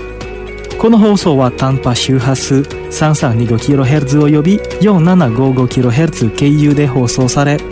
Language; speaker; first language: Japanese; non-native, fluent; Indonesian